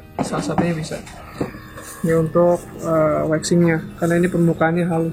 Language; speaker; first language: Indonesian; native; Indonesian